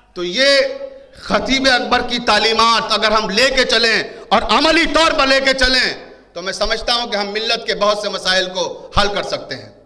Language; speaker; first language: Hindi; native; Hindi